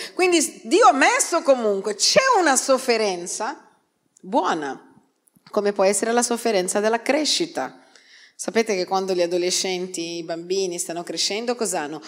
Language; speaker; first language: Italian; non-native, fluent; Portuguese